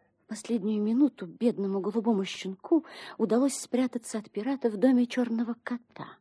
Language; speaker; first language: Russian; native; Russian